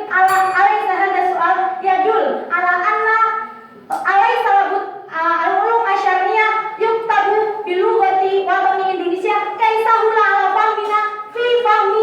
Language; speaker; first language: Arabic; non-native, learner; Indonesian